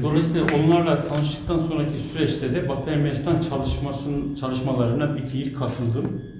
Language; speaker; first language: Turkish; native; Turkish